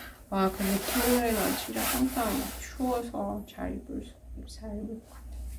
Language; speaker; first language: Korean; non-native, fluent; Russian